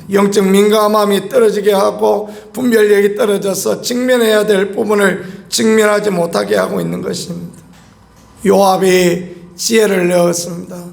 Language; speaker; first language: Korean; native; Korean